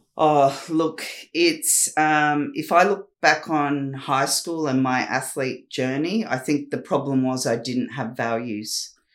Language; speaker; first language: English; native; English